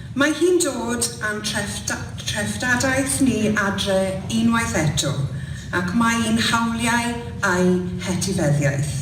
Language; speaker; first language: Welsh; non-native, local second language; English